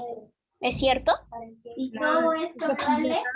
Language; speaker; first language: Spanish; native; Spanish